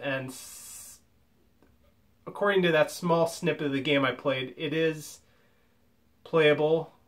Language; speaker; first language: English; native; English